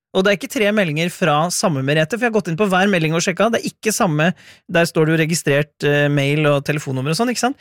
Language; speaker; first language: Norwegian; native; Norwegian